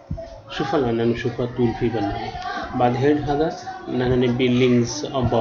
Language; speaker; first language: Arabic; non-native, learner; Urdu